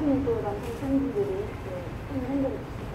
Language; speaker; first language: Korean; native; Korean